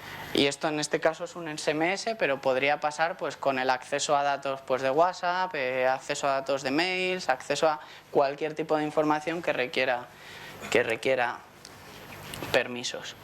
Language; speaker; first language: Spanish; native; Spanish